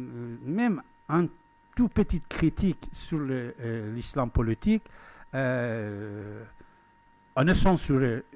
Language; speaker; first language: French; non-native, fluent; Persian